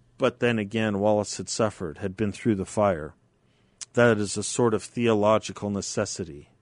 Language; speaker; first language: English; native; English